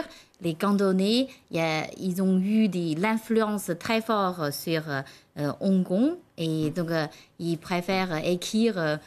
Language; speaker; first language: French; non-native, learner; Chinese